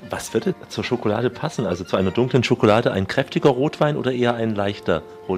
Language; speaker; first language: German; native; German